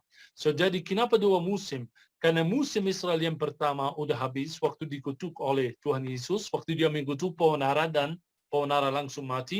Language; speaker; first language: Indonesian; non-native, fluent; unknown